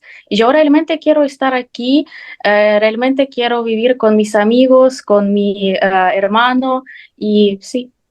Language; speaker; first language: Spanish; non-native, fluent; Ukrainian